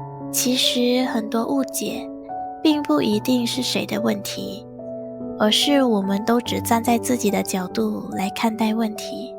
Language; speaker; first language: Chinese; native; Chinese